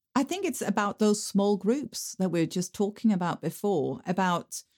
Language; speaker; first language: English; non-native, fluent; Danish